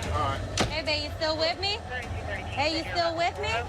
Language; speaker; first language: English; native; English